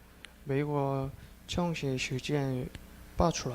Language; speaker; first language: Chinese; non-native, learner; Korean